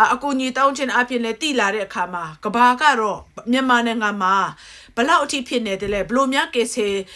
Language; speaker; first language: Burmese; native; Burmese